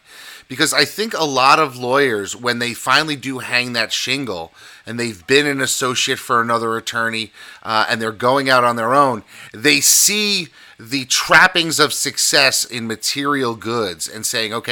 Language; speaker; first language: English; native; English